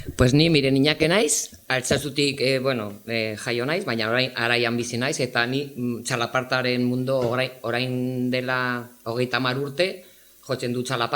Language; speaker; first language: Basque; non-native, local second language; Spanish